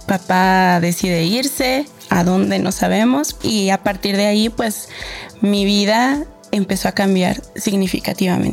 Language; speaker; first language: Spanish; native; Spanish